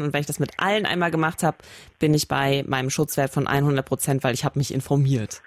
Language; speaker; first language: German; native; German